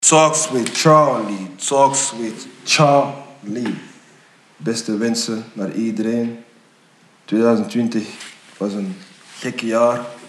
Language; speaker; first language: Dutch; early bilingual, other home language; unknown